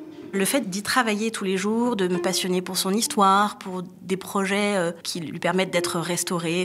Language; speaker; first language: French; native; French